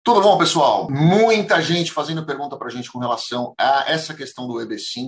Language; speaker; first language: Portuguese; native; Portuguese